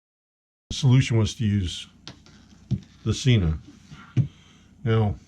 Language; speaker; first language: English; native; English